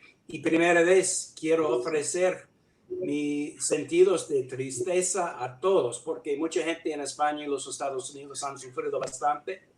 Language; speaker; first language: Spanish; non-native, learner; English